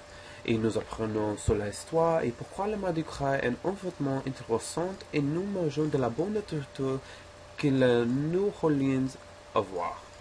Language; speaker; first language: French; non-native, learner; English